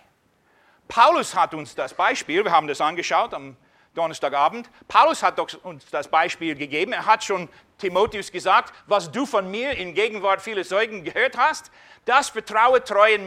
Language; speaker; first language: German; non-native, fluent; English